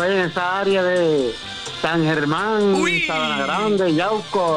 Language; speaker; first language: Spanish; early bilingual, heritage; Spanish